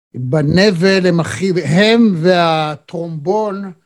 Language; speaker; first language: Hebrew; non-native, fluent; Spanish